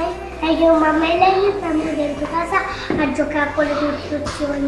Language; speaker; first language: Italian; native; Italian